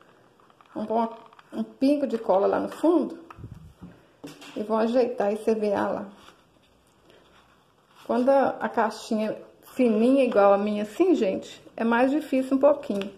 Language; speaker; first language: Portuguese; native; Portuguese